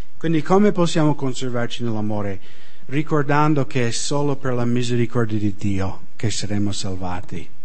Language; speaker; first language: Italian; non-native, fluent; English